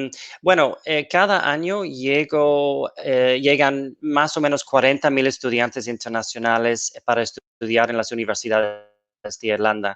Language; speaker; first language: Spanish; non-native, fluent; English